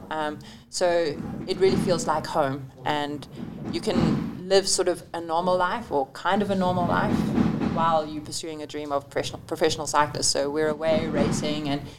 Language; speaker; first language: English; native; English